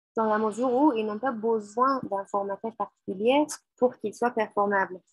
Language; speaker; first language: French; non-native, fluent; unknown